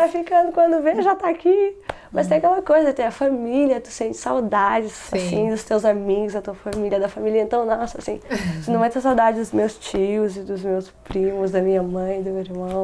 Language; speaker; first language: Portuguese; non-native, local second language; Kabuverdianu